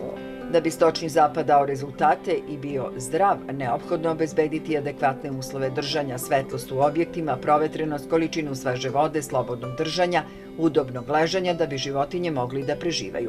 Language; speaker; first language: Serbian; native; Serbian